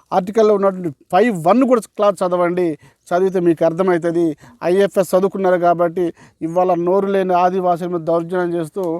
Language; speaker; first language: Telugu; non-native, local second language; Koya